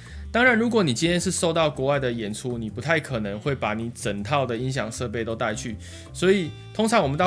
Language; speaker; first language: Chinese; native; Chinese